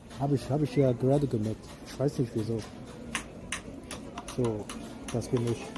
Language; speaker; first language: German; non-native, learner; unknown